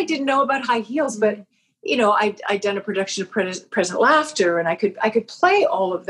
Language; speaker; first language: English; native; English